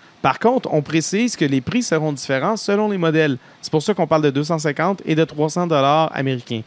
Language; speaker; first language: French; native; French